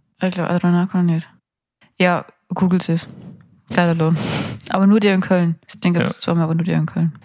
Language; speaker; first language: German; native; German